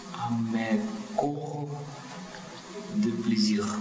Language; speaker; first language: French; non-native, learner; Russian